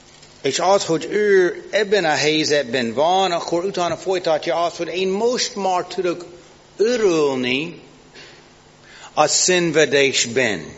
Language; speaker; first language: Hungarian; non-native, fluent; English